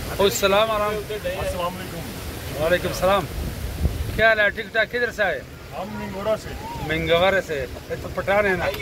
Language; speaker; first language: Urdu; non-native, local second language; Pashto